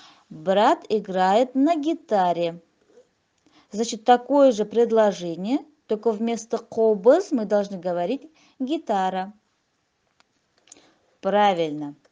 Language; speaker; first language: Russian; non-native, local second language; Kazakh